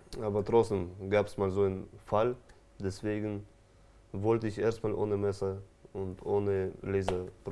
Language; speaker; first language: German; non-native, fluent; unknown